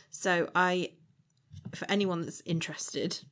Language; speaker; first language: English; native; English